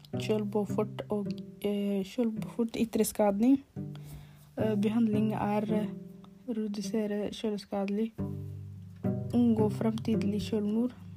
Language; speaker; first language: Norwegian; non-native, learner; Arabic